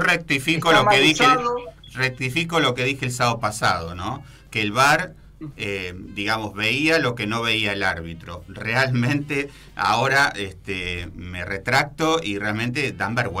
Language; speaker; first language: Spanish; native; Spanish